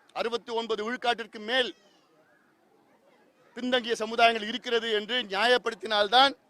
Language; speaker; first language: Tamil; native; Tamil